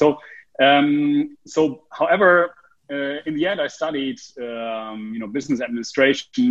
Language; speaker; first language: English; non-native, fluent; German